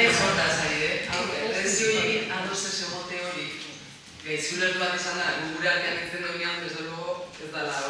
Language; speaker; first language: Basque; native; Basque